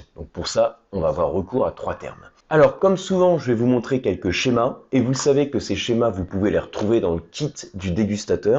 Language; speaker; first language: French; native; French